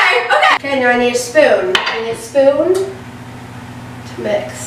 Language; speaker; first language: English; native; English